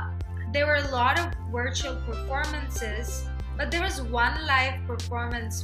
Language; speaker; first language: English; non-native, local second language; Telugu